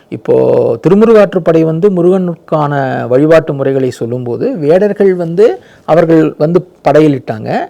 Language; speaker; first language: Tamil; native; Tamil